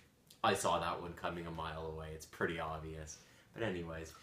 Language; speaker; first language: English; native; English